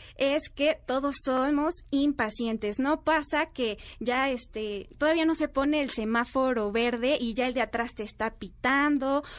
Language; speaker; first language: Spanish; native; Spanish